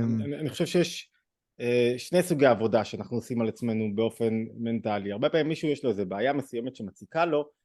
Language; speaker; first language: Hebrew; native; Hebrew